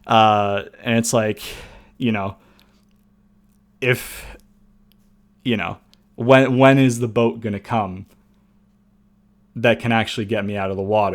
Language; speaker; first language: English; native; English